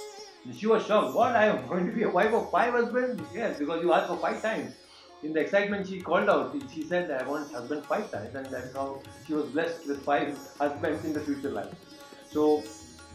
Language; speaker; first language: English; non-native, local second language; Kannada